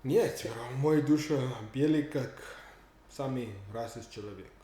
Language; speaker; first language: Russian; non-native, learner; English